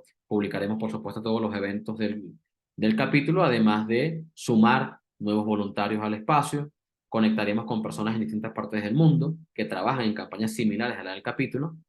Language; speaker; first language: Spanish; native; Spanish